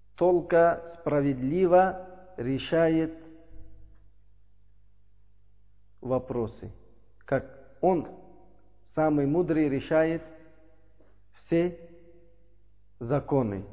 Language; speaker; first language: Russian; non-native, learner; Uzbek